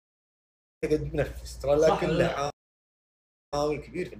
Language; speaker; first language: Arabic; native; Arabic